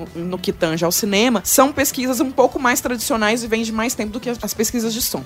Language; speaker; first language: Portuguese; native; Portuguese